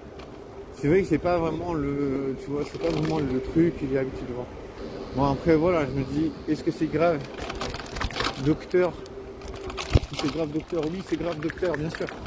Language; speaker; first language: French; native; French